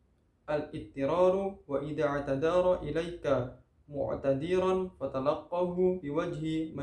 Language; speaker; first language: Arabic; non-native, learner; Indonesian